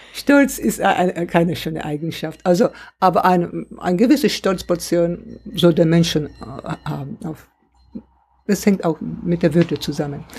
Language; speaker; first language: German; non-native, fluent; Czech